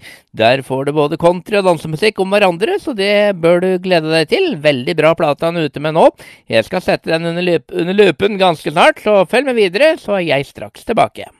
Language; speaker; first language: Norwegian; native; Norwegian